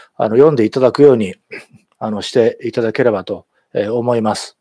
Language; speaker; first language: Japanese; native; Japanese